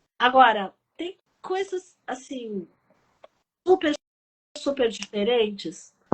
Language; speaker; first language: Portuguese; early bilingual, other home language; Chinese